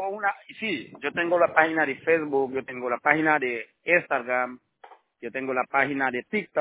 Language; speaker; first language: Spanish; non-native, learner; Haitian Creole